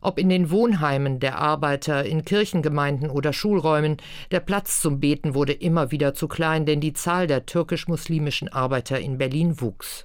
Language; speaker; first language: German; native; German